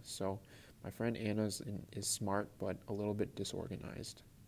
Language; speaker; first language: English; native; English